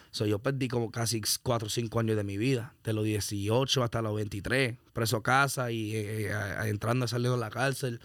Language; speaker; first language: Spanish; early bilingual, heritage; Spanish